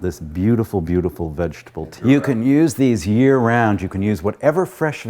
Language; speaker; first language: English; native; English